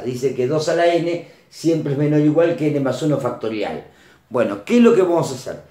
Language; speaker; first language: Spanish; native; Spanish